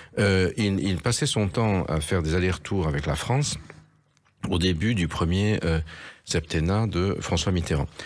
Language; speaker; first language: French; native; French